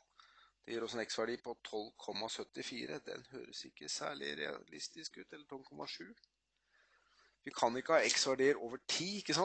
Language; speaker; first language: Norwegian; native; Norwegian